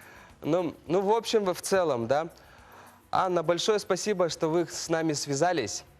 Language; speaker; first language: Russian; native; Russian